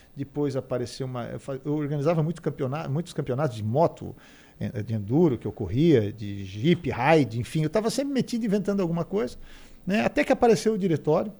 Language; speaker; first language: Portuguese; native; Portuguese